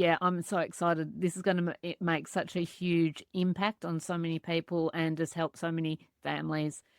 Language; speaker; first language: English; native; English